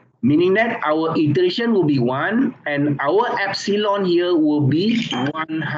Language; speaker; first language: English; non-native, local second language; Malay